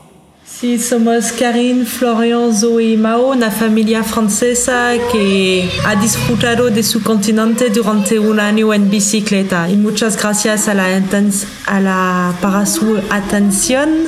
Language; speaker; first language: Spanish; non-native, learner; French